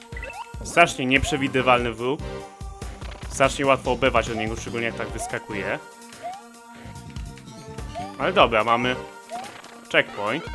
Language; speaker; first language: Polish; native; Polish